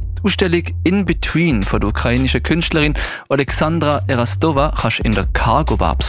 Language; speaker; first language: German; native; German